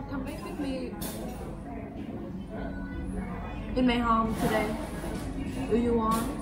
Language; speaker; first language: English; non-native, learner; Vietnamese